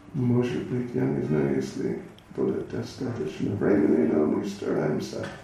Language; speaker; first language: Russian; non-native, learner; English